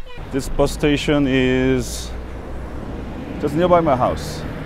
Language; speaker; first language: English; non-native, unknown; Korean